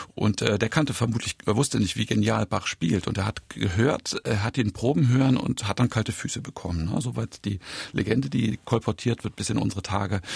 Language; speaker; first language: German; native; German